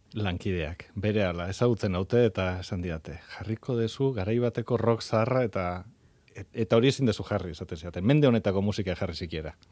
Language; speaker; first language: Basque; non-native, local second language; Spanish